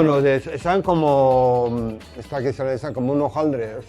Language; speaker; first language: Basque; non-native, local second language; Spanish